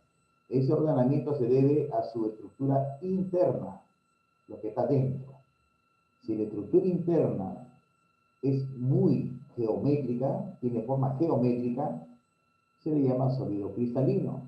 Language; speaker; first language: Spanish; native; Spanish